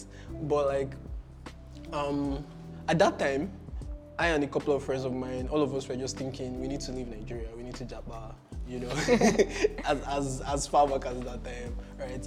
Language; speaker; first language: English; non-native, local second language; Igbo